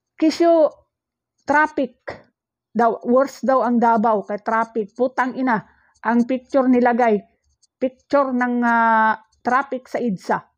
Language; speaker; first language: Filipino; non-native, local second language; Cebuano